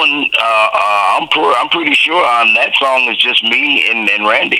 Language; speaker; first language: English; native; English